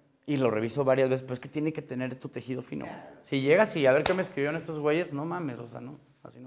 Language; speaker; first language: Spanish; native; Spanish